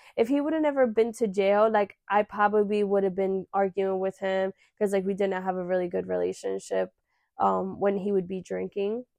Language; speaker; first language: English; early bilingual, other home language; Spanish